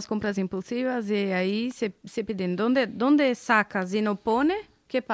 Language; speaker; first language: Spanish; non-native, fluent; Portuguese